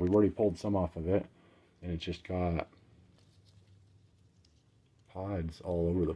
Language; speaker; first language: English; native; English